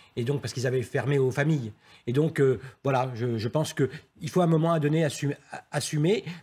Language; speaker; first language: French; native; French